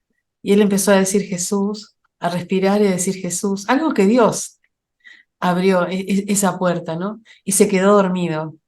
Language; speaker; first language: Spanish; native; Spanish